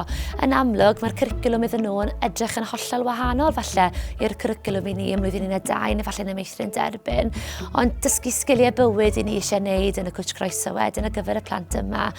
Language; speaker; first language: Welsh; native; Welsh